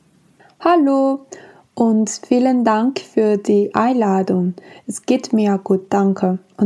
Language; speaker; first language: German; non-native, fluent; Spanish